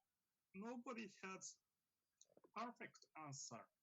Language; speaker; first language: English; non-native, fluent; Japanese